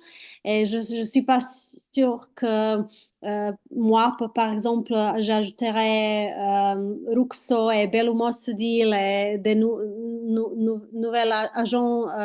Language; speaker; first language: French; non-native, fluent; Croatian